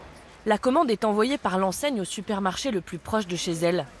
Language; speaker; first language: French; native; French